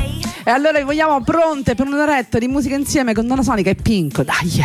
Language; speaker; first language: Italian; native; Italian